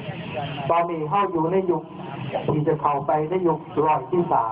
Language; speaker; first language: Thai; non-native, local second language; Lao